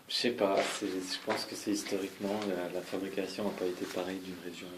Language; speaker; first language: French; native; French